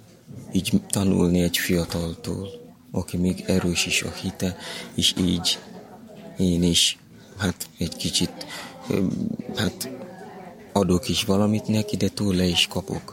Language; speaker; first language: Hungarian; non-native, learner; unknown